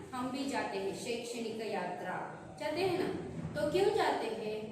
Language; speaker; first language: Hindi; non-native, local second language; Kannada